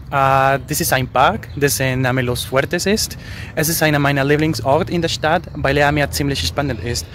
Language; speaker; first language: German; non-native, learner; Spanish